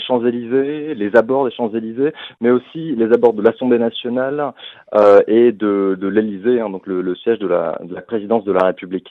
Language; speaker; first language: French; native; French